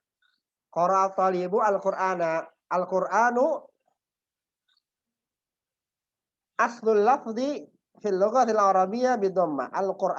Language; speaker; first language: Arabic; non-native, fluent; Indonesian